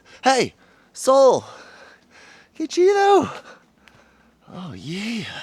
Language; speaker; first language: Spanish; non-native, fluent; English